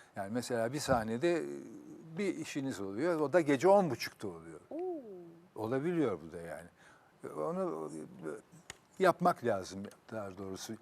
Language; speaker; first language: Turkish; native; Turkish